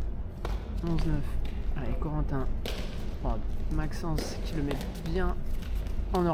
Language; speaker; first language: French; native; French